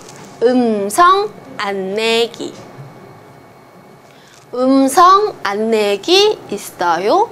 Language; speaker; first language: Korean; non-native, fluent; Chinese